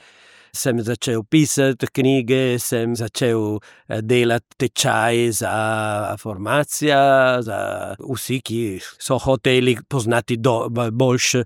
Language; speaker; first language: Slovenian; non-native, learner; Italian